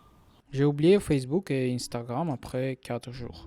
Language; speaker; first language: French; non-native, learner; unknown